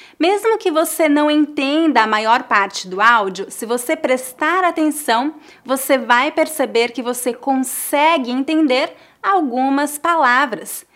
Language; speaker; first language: Portuguese; native; Portuguese